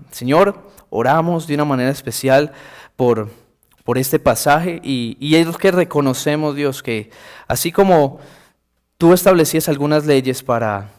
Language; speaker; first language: Spanish; native; Spanish